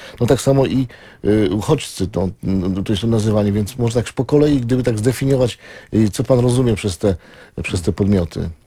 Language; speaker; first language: Polish; native; Polish